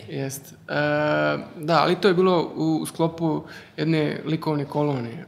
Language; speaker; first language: Serbian; early bilingual, heritage; Serbian